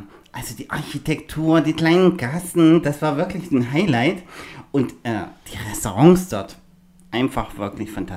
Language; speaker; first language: German; native; German